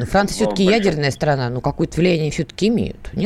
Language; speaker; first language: Russian; native; Russian